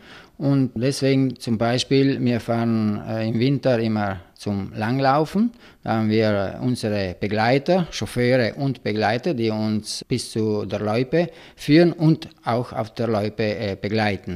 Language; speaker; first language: German; non-native, local second language; Italian